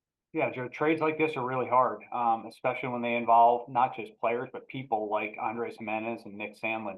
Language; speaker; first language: English; native; English